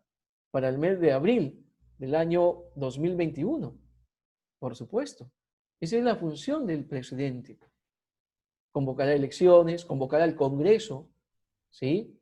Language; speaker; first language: Spanish; native; Spanish